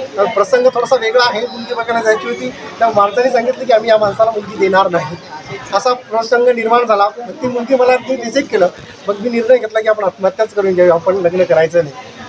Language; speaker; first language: Marathi; non-native, local second language; Lambadi